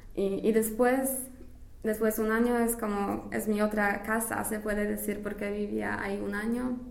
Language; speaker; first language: Spanish; non-native, fluent; English